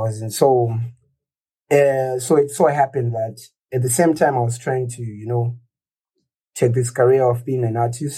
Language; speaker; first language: English; non-native, local second language; Shona